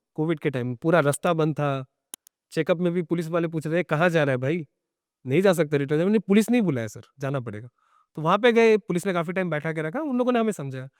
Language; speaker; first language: Hindi; non-native, local second language; Bangla